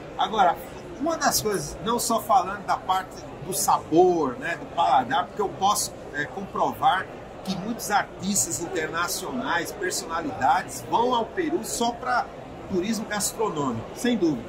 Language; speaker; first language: Portuguese; native; Portuguese